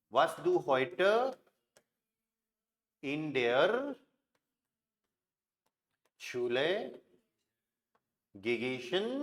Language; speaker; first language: German; non-native, fluent; Hindi